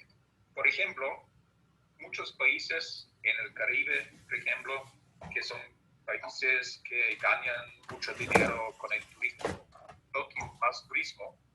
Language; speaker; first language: Spanish; non-native, fluent; German